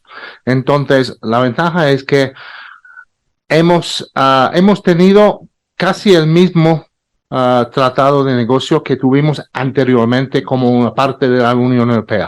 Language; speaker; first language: Spanish; non-native, fluent; English